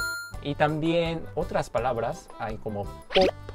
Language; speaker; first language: Spanish; non-native, fluent; Korean